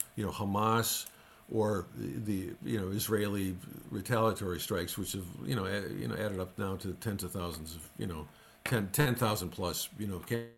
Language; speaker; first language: English; native; English